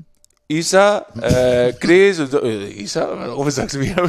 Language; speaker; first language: German; non-native, fluent; Spanish